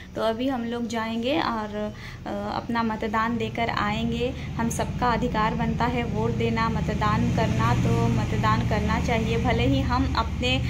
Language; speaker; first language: Hindi; native; Hindi